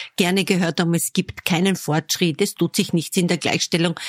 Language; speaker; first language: German; native; German